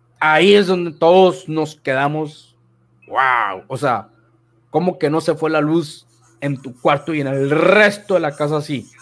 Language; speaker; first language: Spanish; native; Spanish